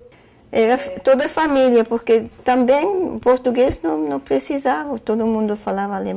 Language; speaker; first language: Portuguese; non-native, fluent; German